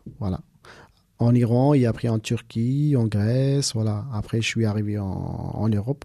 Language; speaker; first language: French; non-native, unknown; Persian